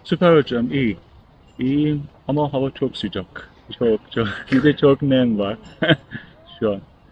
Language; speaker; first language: Turkish; non-native, fluent; Persian